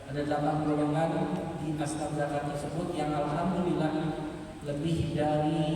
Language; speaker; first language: Indonesian; native; Indonesian